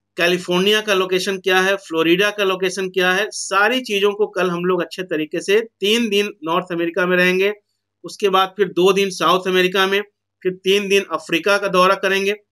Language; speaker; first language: Hindi; native; Hindi